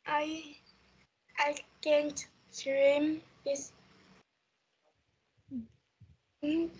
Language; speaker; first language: English; non-native, learner; Vietnamese